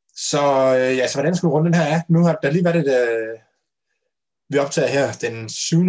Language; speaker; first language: Danish; native; Danish